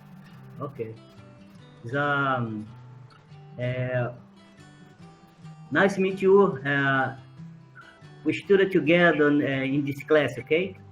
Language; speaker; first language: English; non-native, learner; Portuguese